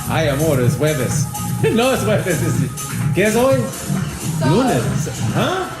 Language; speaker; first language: Spanish; non-native, learner; English